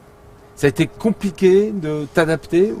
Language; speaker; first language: French; native; French